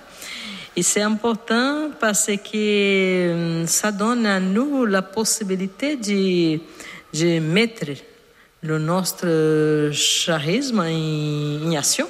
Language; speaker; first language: French; non-native, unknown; Portuguese